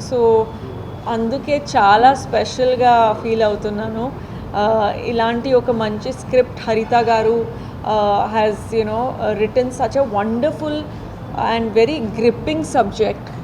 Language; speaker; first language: Telugu; non-native, learner; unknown